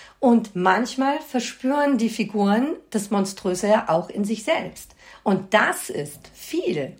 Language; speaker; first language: German; native; German